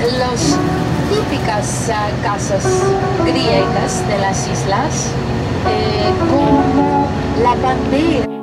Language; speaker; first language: Spanish; non-native, learner; Greek